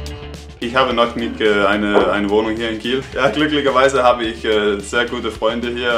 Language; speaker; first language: German; non-native, learner; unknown